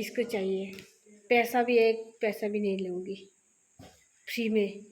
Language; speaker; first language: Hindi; non-native, local second language; Bangla